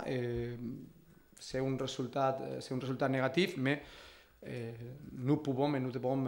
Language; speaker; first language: French; non-native, learner; Spanish